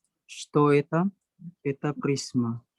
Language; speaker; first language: Russian; non-native, learner; Indonesian